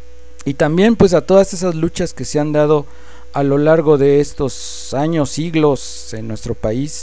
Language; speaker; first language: Spanish; native; Spanish